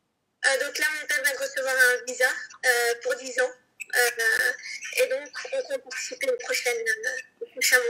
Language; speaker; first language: French; native; French